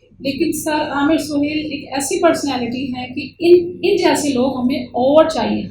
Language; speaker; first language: Urdu; early bilingual, heritage; Urdu